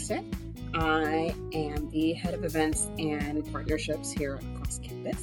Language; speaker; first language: English; early bilingual, other home language; Spanish